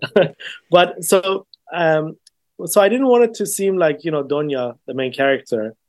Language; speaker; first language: English; native; English